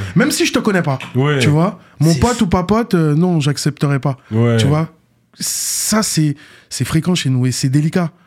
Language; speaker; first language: French; native; French